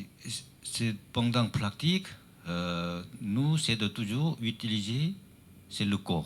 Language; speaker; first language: French; non-native, learner; Chinese